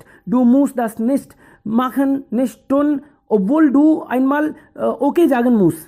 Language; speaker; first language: German; non-native, learner; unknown